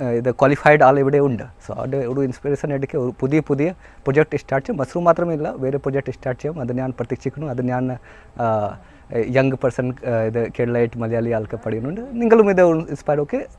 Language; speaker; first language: Malayalam; non-native, learner; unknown